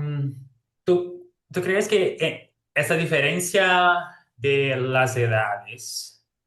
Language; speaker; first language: Spanish; non-native, fluent; Portuguese